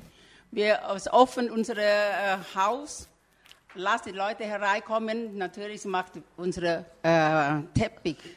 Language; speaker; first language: German; non-native, fluent; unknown